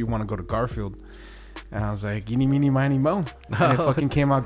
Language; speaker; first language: English; early bilingual, other home language; Spanish